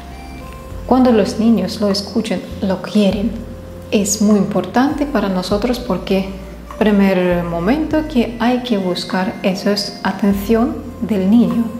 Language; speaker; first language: Spanish; non-native, fluent; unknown